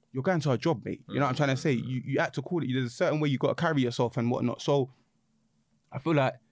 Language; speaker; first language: English; native; English